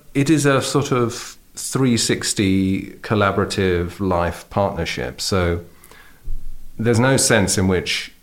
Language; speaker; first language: English; native; English